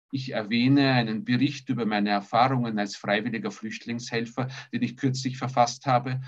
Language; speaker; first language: German; early bilingual, other home language; Russian